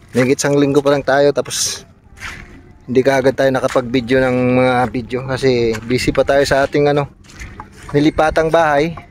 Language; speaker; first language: Filipino; non-native, local second language; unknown